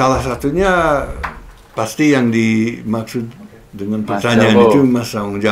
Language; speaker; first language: Indonesian; non-native, fluent; English